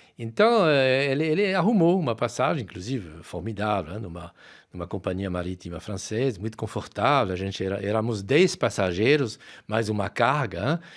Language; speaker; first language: Portuguese; non-native, fluent; French